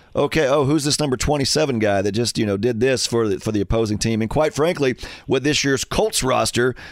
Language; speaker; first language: English; native; English